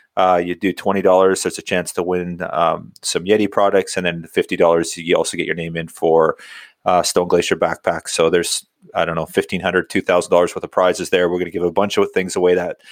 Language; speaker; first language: English; native; English